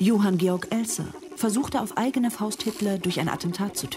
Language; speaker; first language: German; native; German